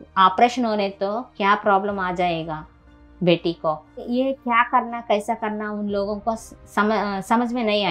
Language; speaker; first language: Hindi; non-native, local second language; Telugu